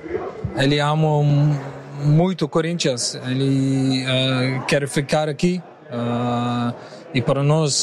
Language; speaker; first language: Portuguese; non-native, learner; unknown